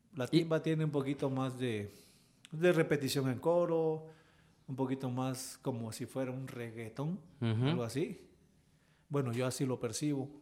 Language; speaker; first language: Spanish; native; Spanish